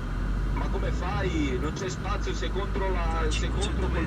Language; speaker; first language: Italian; native; Italian